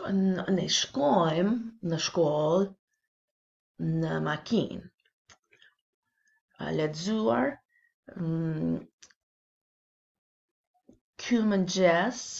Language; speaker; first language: Albanian; non-native, learner; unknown